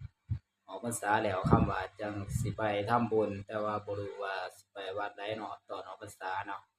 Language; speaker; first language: Thai; non-native, local second language; Lao